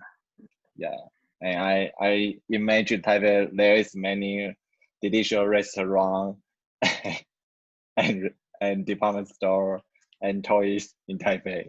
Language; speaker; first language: English; non-native, learner; Chinese